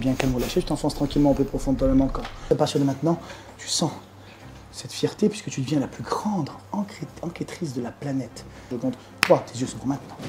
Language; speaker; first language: French; native; French